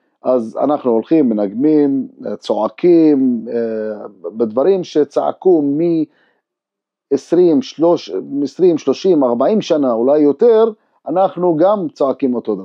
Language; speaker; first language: Hebrew; non-native, local second language; Arabic